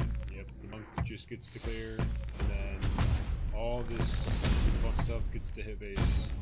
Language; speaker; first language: English; native; English